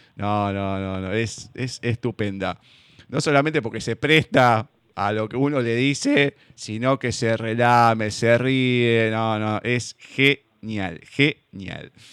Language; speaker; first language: Spanish; native; Spanish